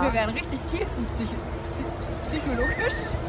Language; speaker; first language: German; native; German